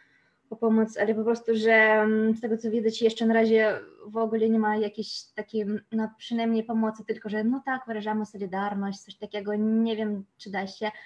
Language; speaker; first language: Polish; non-native, fluent; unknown